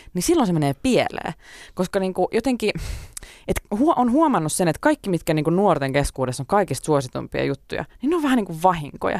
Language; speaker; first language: Finnish; native; Finnish